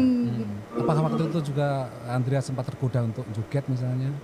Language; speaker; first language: Indonesian; native; Indonesian